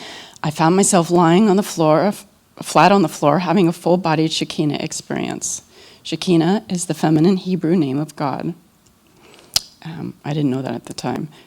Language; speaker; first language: English; native; English